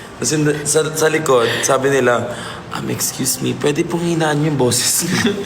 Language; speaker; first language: Filipino; native; Filipino